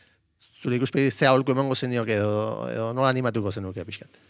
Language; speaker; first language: Basque; native; Basque